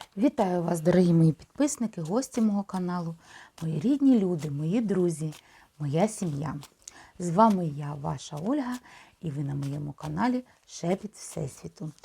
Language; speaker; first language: Ukrainian; non-native, local second language; Russian